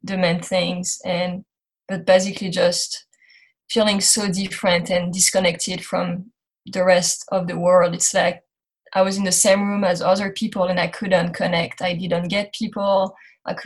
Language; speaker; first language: English; non-native, fluent; French